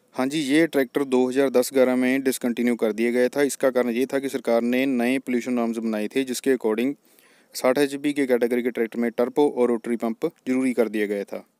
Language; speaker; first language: Hindi; non-native, local second language; Punjabi